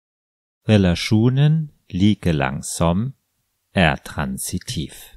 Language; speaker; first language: Norwegian; non-native, fluent; German